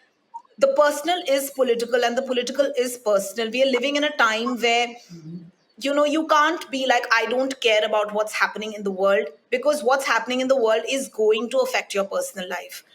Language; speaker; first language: English; non-native, local second language; Hindi